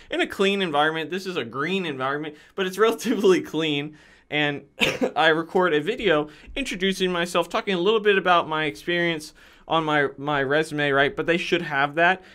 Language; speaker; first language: English; native; English